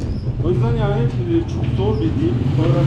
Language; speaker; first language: Turkish; non-native, learner; Persian